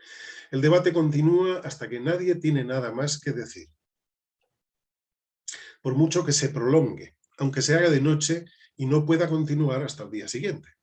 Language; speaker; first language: Spanish; native; Spanish